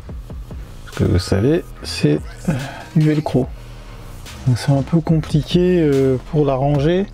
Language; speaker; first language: French; native; French